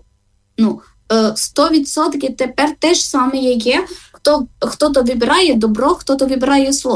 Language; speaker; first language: Ukrainian; non-native, learner; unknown